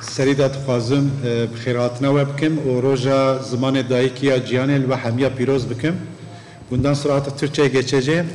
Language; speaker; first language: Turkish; non-native, local second language; Kurdish